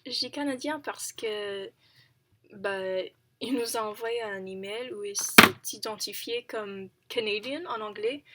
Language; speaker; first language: French; non-native, fluent; English